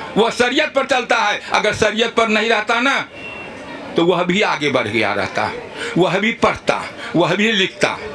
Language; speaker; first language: Hindi; native; Hindi